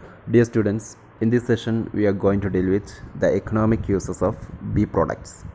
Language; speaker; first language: English; non-native, local second language; Malayalam